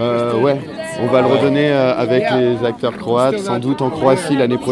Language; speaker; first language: French; native; French